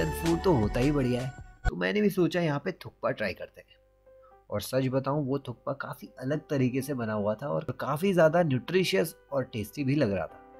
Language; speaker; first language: Hindi; native; Hindi